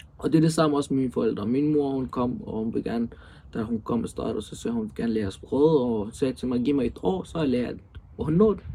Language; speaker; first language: Danish; early bilingual, other home language; Arabic